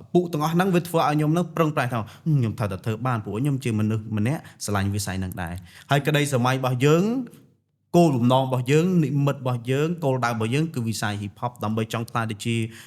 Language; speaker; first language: Khmer; non-native, local second language; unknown